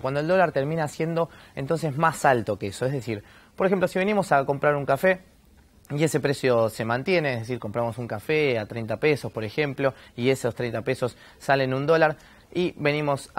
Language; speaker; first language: Spanish; native; Spanish